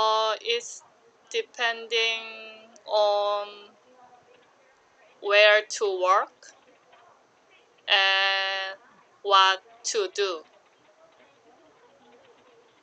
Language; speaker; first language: English; non-native, learner; Korean